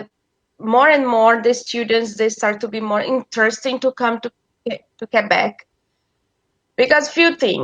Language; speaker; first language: English; non-native, fluent; Portuguese